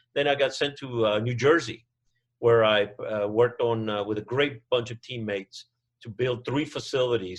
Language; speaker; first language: English; non-native, fluent; Spanish